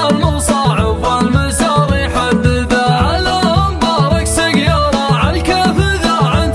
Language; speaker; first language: Arabic; native; Arabic